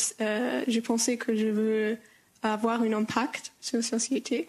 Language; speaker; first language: French; non-native, learner; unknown